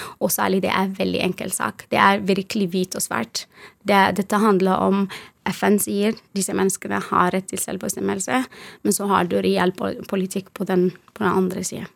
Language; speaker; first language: Norwegian; non-native, fluent; Arabic